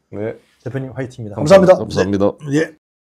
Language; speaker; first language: Korean; native; Korean